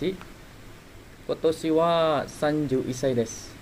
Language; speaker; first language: Japanese; non-native, learner; Indonesian